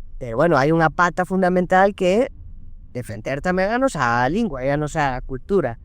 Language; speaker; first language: Galician; non-native, local second language; Spanish